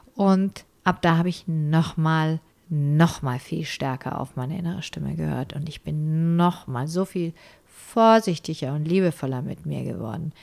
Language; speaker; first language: German; native; German